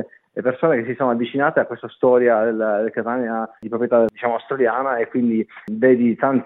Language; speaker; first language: Italian; native; Italian